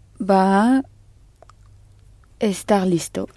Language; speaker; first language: Spanish; non-native, learner; French